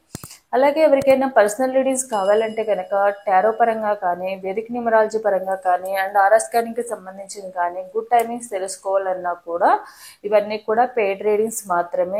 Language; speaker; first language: Telugu; native; Telugu